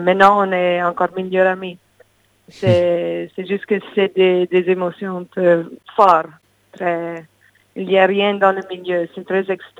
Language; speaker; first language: French; non-native, fluent; English